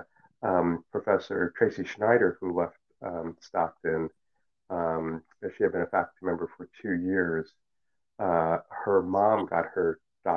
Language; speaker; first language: English; early bilingual, other home language; Cantonese